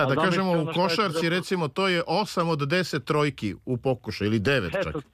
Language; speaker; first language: Serbian; native; Serbian